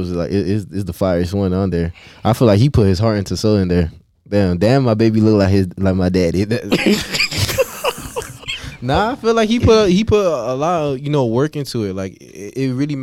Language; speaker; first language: English; native; English